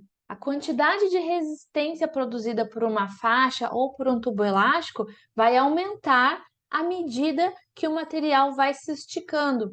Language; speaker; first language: Portuguese; native; Portuguese